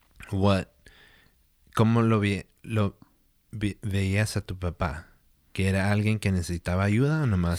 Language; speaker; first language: Spanish; early bilingual, heritage; Spanish